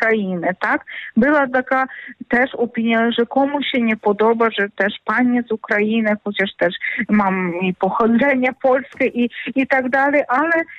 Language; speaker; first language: Polish; non-native, fluent; Ukrainian